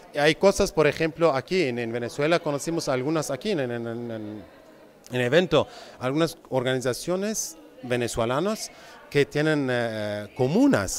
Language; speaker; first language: Spanish; non-native, fluent; Kurdish